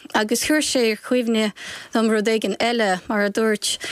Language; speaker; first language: Irish; non-native, fluent; Ukrainian